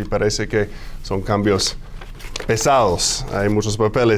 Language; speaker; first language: Spanish; non-native, fluent; English